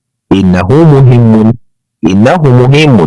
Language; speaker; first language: Arabic; non-native, learner; Amharic